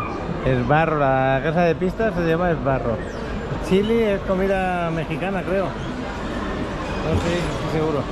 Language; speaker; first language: Spanish; native; Spanish